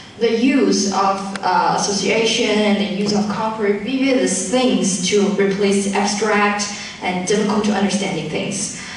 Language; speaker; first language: English; non-native, fluent; Chinese